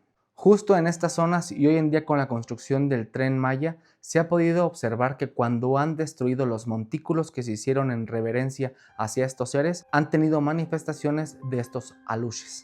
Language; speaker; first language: Spanish; native; Spanish